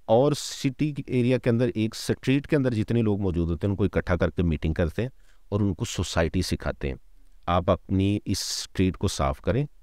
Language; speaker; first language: Urdu; non-native, local second language; Punjabi